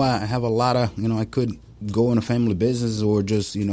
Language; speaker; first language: English; non-native, fluent; Portuguese